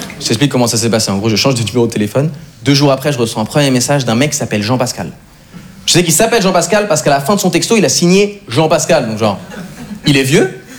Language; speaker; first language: French; native; French